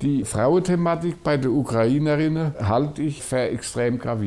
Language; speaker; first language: German; native; German